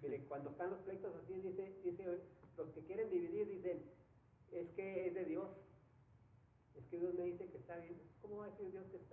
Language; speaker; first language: Spanish; native; Spanish